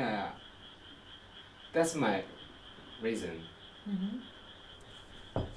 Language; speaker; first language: English; non-native, learner; Japanese